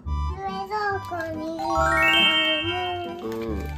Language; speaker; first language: Japanese; native; Japanese